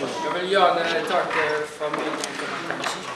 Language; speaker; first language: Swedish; non-native, learner; French